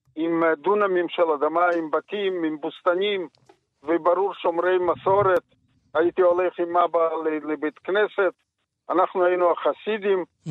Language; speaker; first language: Hebrew; non-native, fluent; Yiddish